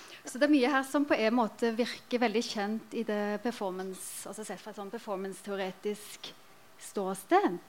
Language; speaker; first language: Norwegian; native; Norwegian